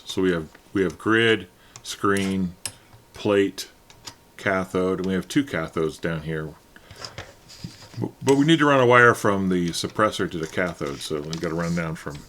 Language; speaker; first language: English; native; English